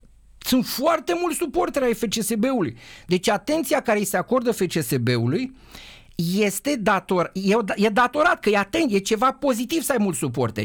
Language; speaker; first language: Romanian; native; Romanian